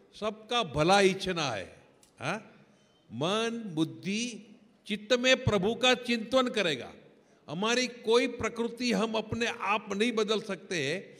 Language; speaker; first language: Hindi; non-native, local second language; Gujarati